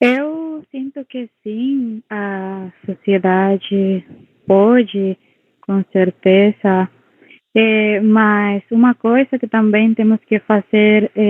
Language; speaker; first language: Portuguese; non-native, local second language; Spanish